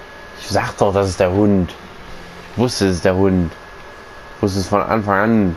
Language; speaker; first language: German; native; German